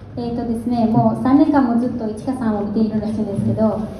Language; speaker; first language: Japanese; non-native, fluent; Turkish